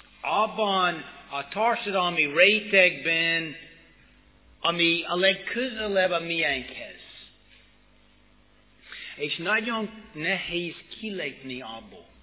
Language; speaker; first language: Hungarian; non-native, fluent; English